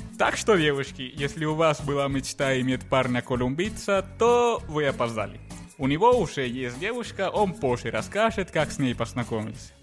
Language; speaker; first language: Russian; non-native, fluent; Spanish